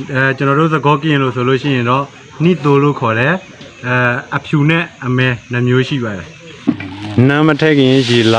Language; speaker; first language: Burmese; non-native, local second language; S'gaw Karen